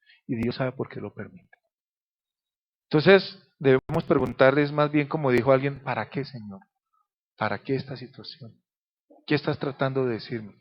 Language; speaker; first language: Spanish; native; Spanish